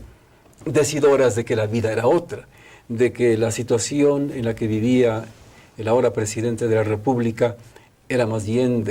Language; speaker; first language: Spanish; native; Spanish